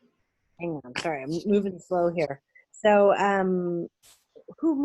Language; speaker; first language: English; native; English